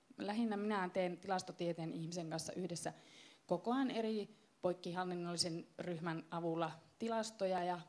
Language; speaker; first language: Finnish; native; Finnish